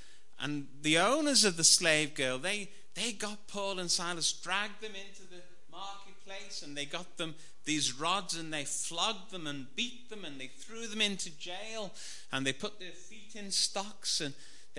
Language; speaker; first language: English; native; English